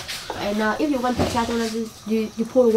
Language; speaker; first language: English; non-native, learner; Vietnamese